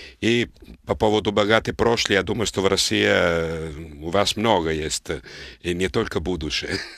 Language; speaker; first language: Russian; non-native, fluent; Italian